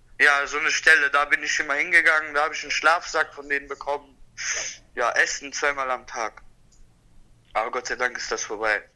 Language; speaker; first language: German; early bilingual, other home language; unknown